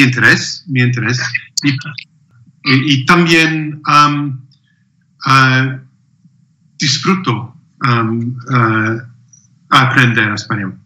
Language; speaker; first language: Spanish; non-native, learner; English